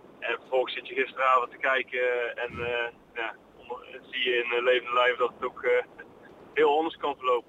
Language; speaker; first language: Dutch; native; Dutch